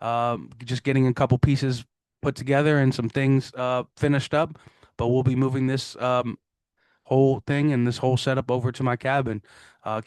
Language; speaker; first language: English; native; English